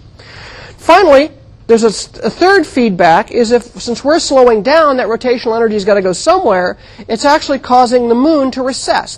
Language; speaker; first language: English; native; English